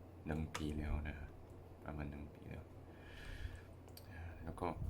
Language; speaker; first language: Thai; non-native, learner; English